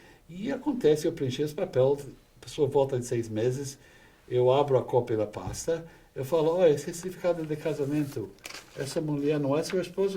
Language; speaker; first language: Portuguese; non-native, fluent; English